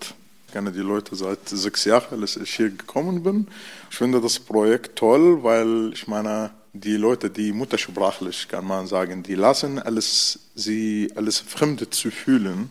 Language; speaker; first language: German; non-native, learner; Arabic